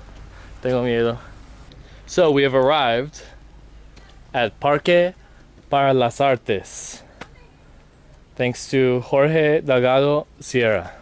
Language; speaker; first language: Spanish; non-native, learner; English